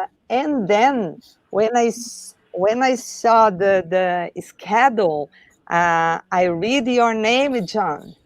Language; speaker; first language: English; non-native, learner; Portuguese